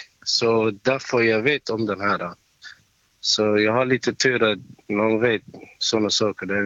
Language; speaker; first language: Swedish; non-native, local second language; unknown